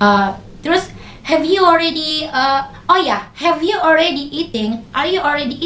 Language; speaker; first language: English; non-native, learner; Indonesian